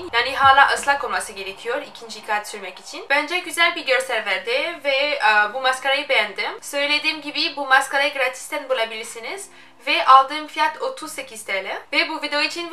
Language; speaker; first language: Turkish; non-native, fluent; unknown